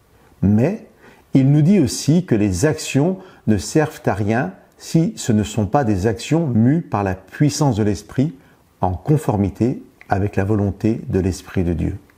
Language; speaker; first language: French; native; French